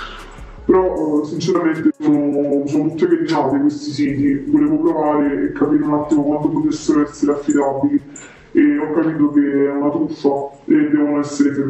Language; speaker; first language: Italian; native; Italian